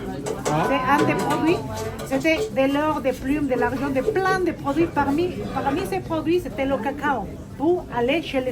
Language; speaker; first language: French; non-native, fluent; Spanish